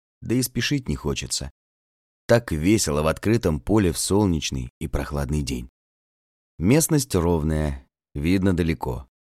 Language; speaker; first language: Russian; native; Russian